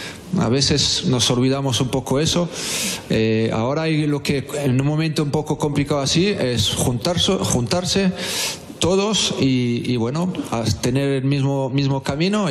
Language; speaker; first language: Spanish; non-native, fluent; French